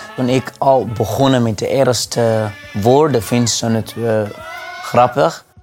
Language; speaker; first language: Dutch; non-native, fluent; Fula